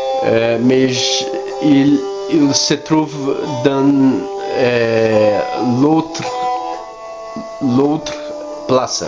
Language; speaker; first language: French; non-native, learner; Spanish